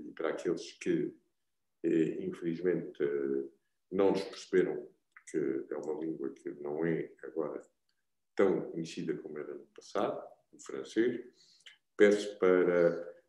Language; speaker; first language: Portuguese; native; Portuguese